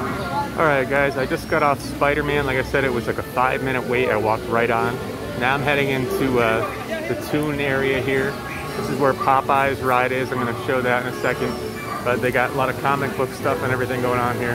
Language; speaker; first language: English; native; English